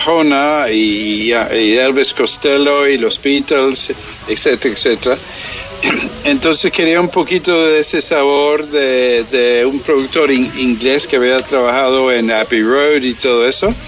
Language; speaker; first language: Spanish; early bilingual, heritage; English